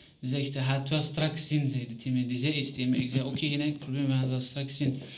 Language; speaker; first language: Dutch; non-native, fluent; Chechen